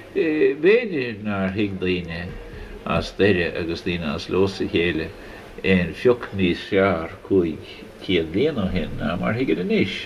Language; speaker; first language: Irish; native; Irish